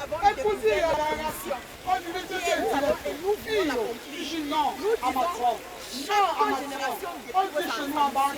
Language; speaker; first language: Italian; non-native, learner; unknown